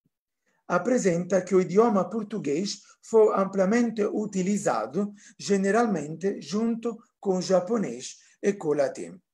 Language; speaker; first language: Portuguese; non-native, fluent; Italian